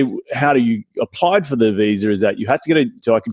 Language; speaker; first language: English; native; English